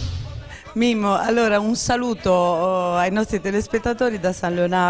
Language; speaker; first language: Italian; native; Italian